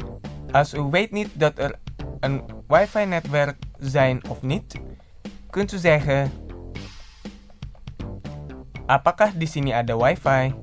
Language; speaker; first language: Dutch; non-native, fluent; Indonesian